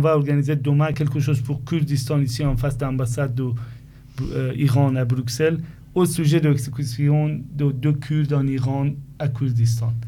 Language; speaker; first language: French; non-native, fluent; Persian